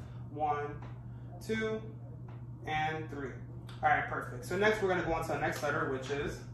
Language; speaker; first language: English; native; English